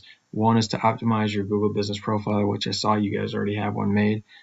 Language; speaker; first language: English; native; English